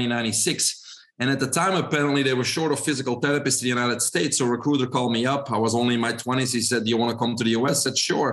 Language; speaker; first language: English; non-native, fluent; Dutch